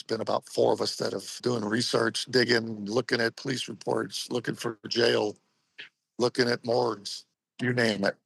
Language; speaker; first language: English; native; English